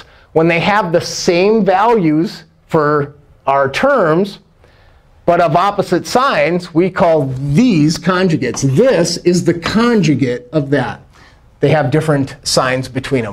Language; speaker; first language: English; native; English